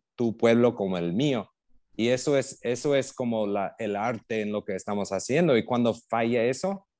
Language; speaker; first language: Spanish; non-native, fluent; English